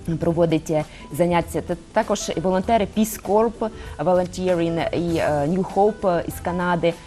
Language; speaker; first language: Ukrainian; non-native, local second language; Russian